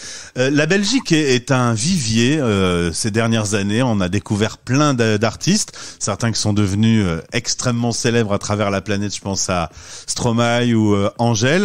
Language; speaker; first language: French; native; French